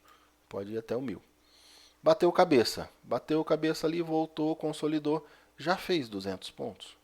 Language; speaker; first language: Portuguese; native; Portuguese